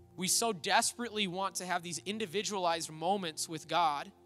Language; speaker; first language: English; native; English